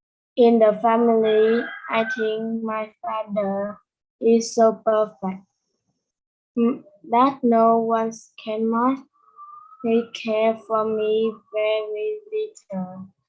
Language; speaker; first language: English; non-native, learner; Vietnamese